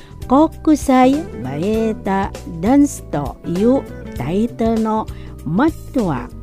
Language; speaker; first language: Japanese; non-native, fluent; Indonesian